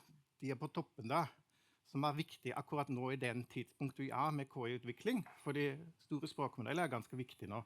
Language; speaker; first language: Norwegian; non-native, fluent; German